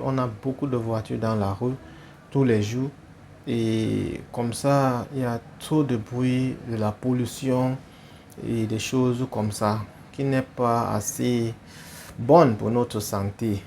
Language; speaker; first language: French; non-native, fluent; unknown